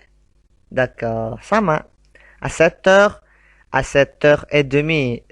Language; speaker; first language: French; non-native, fluent; Indonesian